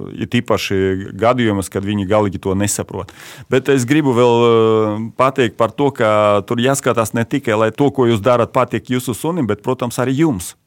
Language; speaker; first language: Latvian; non-native, local second language; Russian